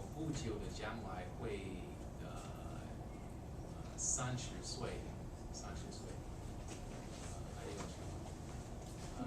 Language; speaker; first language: Chinese; non-native, fluent; English